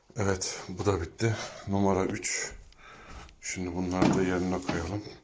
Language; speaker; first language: Turkish; native; Turkish